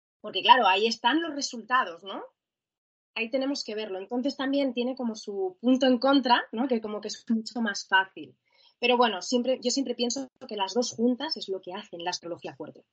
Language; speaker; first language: Spanish; native; Spanish